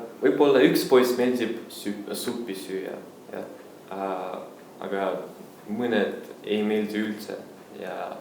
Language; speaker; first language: Estonian; non-native, local second language; Russian